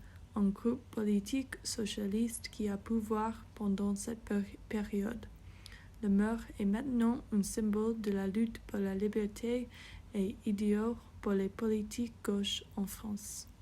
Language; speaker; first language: French; non-native, fluent; English